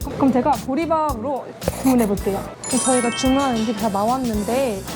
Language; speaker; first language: Korean; native; Korean